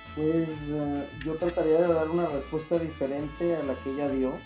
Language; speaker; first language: Spanish; native; Spanish